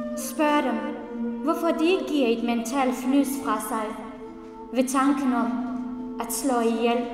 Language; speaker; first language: Danish; non-native, fluent; Central Kurdish